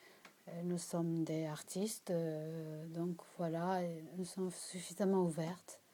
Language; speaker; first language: French; non-native, learner; Japanese